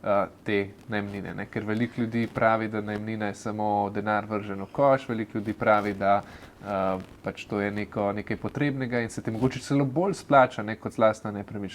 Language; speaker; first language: Slovenian; native; Slovenian